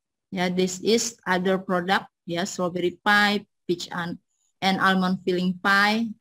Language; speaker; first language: English; non-native, learner; Indonesian